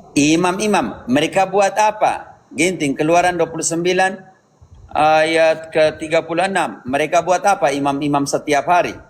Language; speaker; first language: Indonesian; native; Indonesian